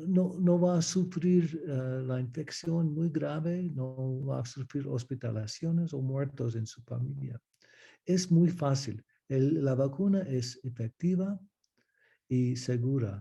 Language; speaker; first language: Spanish; early bilingual, heritage; English